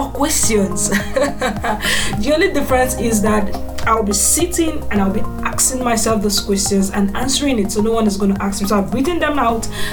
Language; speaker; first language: English; non-native, local second language; Igbo